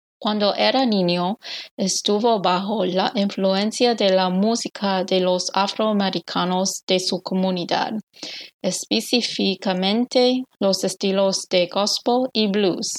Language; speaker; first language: Spanish; non-native, learner; English